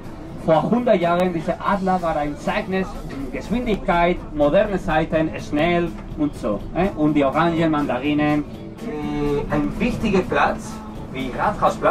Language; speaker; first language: German; non-native, fluent; Spanish